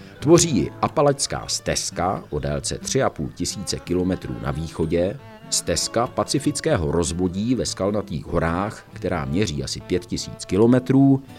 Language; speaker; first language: Czech; native; Czech